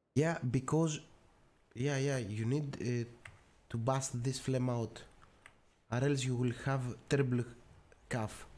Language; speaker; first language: English; non-native, learner; Greek